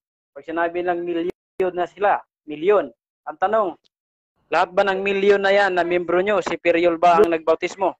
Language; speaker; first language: Filipino; native; Filipino